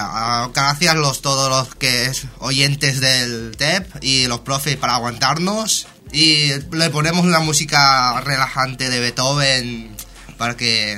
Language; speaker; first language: Spanish; non-native, fluent; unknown